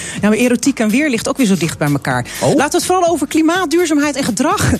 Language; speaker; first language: Dutch; native; Dutch